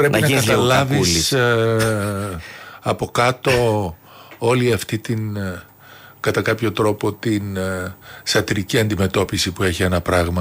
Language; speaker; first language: Greek; native; Greek